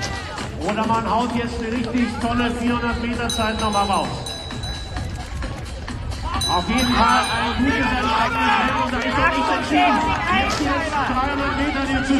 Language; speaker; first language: German; native; German